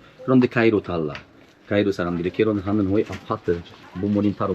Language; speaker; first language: Korean; non-native, learner; Arabic